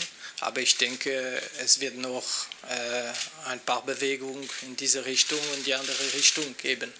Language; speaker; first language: German; non-native, local second language; French